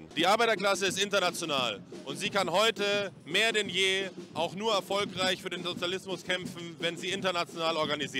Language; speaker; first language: German; native; German